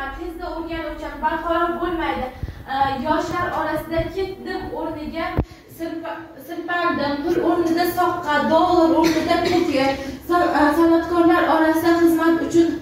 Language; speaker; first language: Uzbek; non-native, local second language; Kara-Kalpak